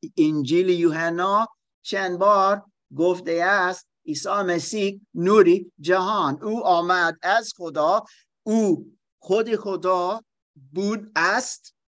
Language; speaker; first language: Persian; non-native, learner; German